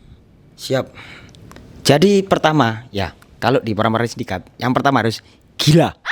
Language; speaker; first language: Indonesian; non-native, local second language; Javanese